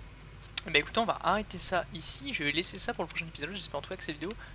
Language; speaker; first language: French; native; French